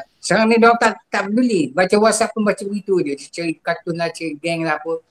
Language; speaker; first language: Malay; non-native, local second language; Javanese